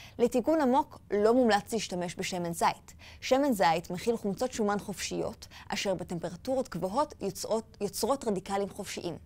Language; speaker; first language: Hebrew; native; Hebrew